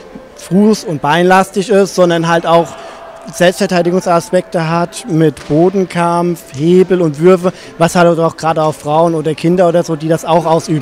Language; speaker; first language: German; native; German